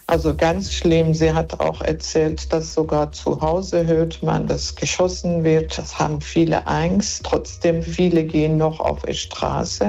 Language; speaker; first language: German; non-native, fluent; Persian